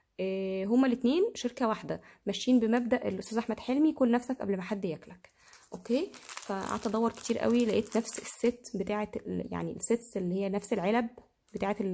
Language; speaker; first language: Arabic; native; Arabic